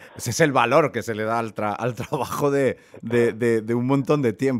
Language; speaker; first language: Spanish; native; Spanish